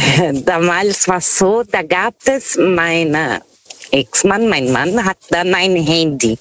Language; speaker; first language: German; non-native, learner; Portuguese